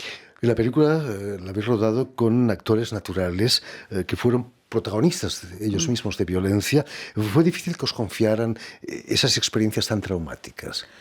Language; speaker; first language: Spanish; native; Spanish